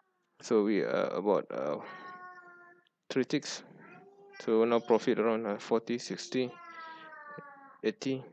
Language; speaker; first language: English; non-native, fluent; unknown